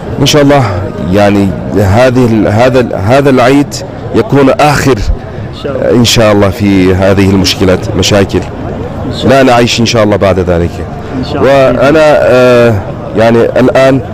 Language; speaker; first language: Arabic; non-native, fluent; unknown